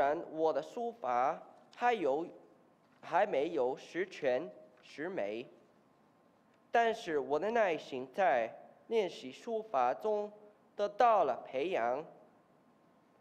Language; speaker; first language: Chinese; non-native, learner; English